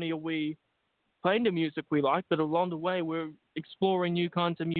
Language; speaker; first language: English; native; English